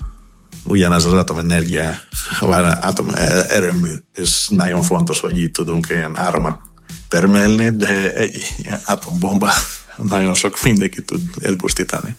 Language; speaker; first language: Hungarian; non-native, learner; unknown